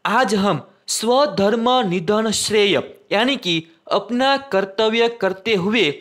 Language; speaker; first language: Hindi; non-native, local second language; Gujarati